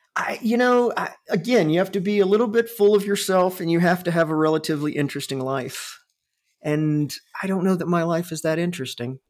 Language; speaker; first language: English; native; English